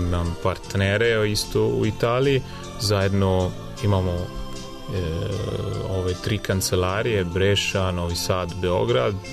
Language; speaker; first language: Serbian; non-native, fluent; Italian